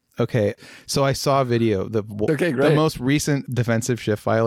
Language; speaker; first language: English; native; English